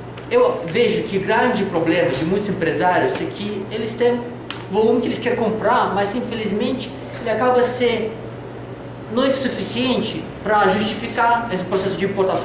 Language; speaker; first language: Portuguese; non-native, learner; Russian